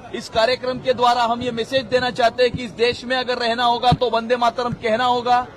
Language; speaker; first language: Hindi; non-native, local second language; Marathi